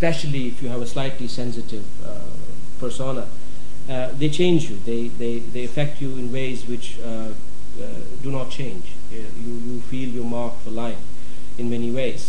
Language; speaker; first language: English; non-native, local second language; Kashmiri